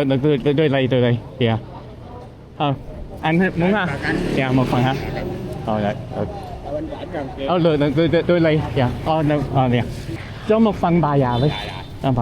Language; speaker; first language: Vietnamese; non-native, learner; English